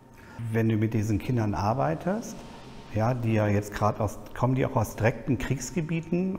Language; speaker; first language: German; native; German